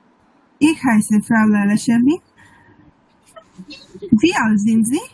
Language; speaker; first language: German; non-native, learner; Bangla